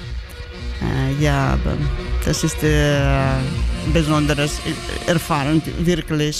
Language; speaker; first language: German; non-native, learner; Georgian